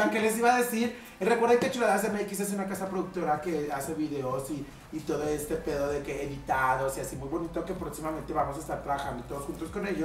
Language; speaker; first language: Spanish; native; Spanish